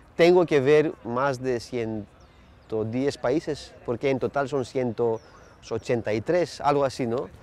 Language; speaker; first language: Spanish; non-native, fluent; Greek